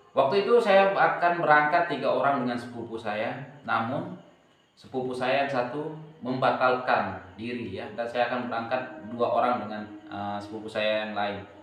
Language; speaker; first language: Malay; non-native, local second language; Sasak